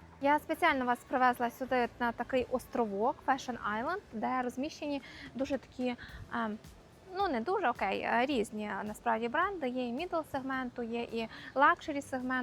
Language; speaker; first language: Ukrainian; native; Ukrainian